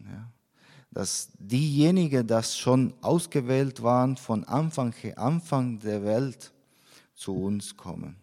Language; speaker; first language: German; non-native, fluent; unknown